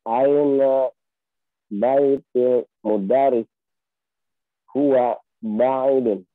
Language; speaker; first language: Arabic; non-native, learner; Indonesian